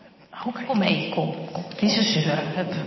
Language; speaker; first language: Dutch; native; Dutch